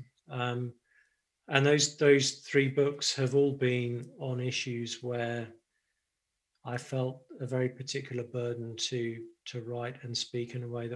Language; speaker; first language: English; native; English